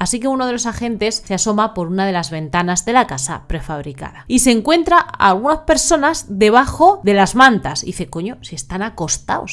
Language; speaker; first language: Spanish; native; Spanish